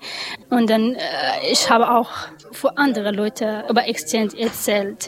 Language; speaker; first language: German; non-native, learner; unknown